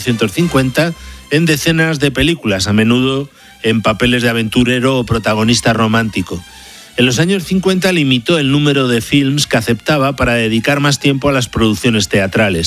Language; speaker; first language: Spanish; native; Spanish